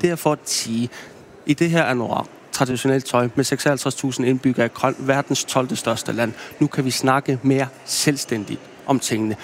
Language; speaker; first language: Danish; non-native, local second language; Kalaallisut